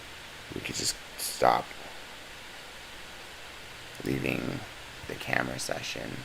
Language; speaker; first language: English; native; English